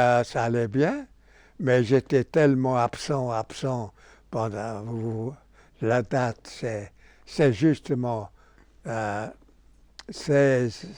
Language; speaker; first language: French; non-native, local second language; German